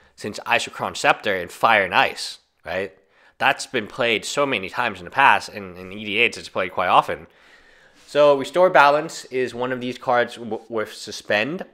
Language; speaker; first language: English; native; English